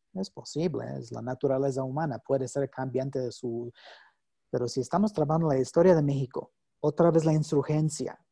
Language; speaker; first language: Spanish; non-native, fluent; English